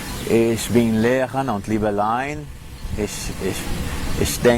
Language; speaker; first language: German; non-native, learner; Portuguese